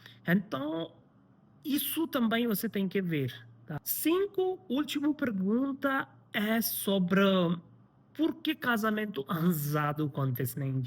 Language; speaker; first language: Portuguese; non-native, learner; Hindi